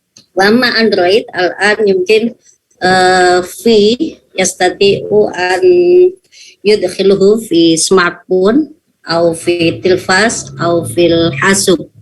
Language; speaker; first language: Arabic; non-native, fluent; Indonesian